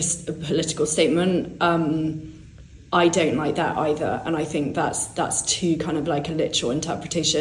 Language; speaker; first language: English; native; English